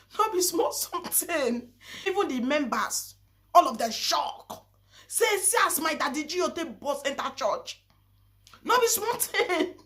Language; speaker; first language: Nigerian Pidgin; native; Nigerian Pidgin